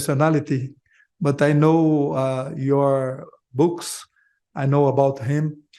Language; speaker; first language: English; non-native, learner; Portuguese